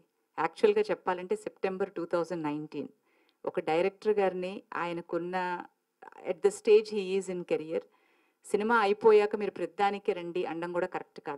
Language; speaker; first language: Telugu; native; Telugu